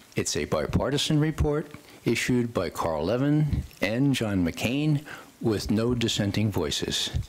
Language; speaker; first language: English; native; English